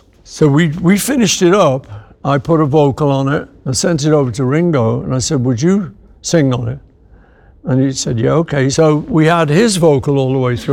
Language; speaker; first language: English; native; English